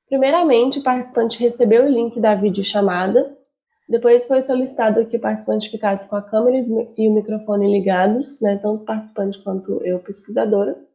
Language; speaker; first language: Portuguese; native; Portuguese